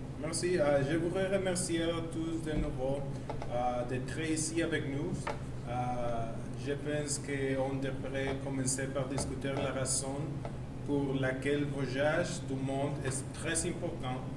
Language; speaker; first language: French; non-native, learner; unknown